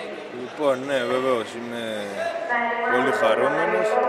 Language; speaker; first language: Greek; non-native, fluent; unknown